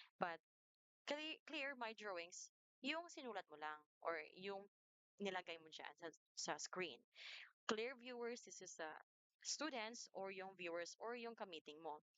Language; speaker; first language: Filipino; non-native, local second language; Cebuano